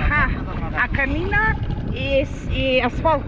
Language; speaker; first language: Spanish; non-native, learner; Serbian